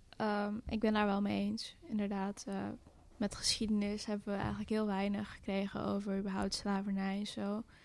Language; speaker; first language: Dutch; early bilingual, other home language; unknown